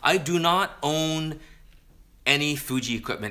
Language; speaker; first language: English; native; English